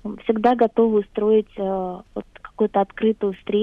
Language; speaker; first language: Russian; native; Russian